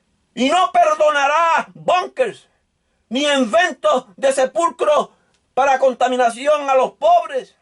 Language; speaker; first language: Spanish; native; Spanish